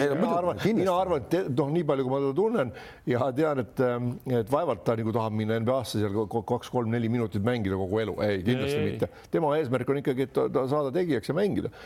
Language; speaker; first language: Estonian; native; Estonian